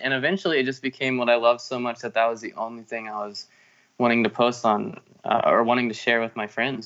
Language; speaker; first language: English; native; English